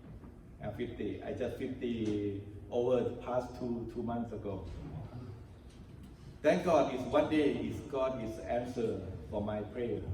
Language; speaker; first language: English; non-native, learner; Thai